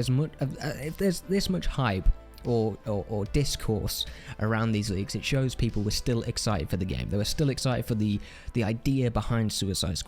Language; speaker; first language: English; native; English